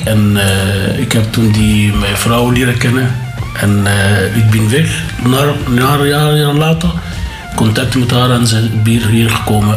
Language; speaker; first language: Dutch; non-native, learner; Arabic